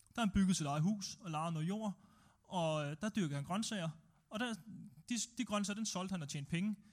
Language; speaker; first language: Danish; native; Danish